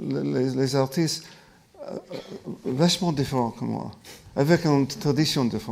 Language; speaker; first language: French; non-native, fluent; English